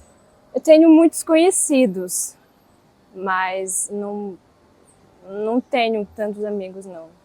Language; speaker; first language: Portuguese; non-native, fluent; Russian